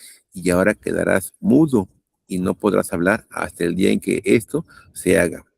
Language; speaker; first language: Spanish; native; Spanish